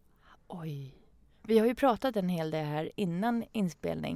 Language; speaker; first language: Swedish; non-native, fluent; Persian